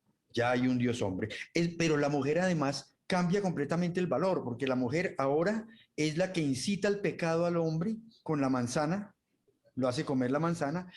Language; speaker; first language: Spanish; native; Spanish